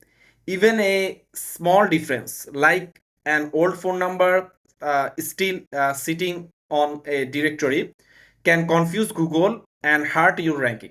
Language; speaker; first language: English; non-native, learner; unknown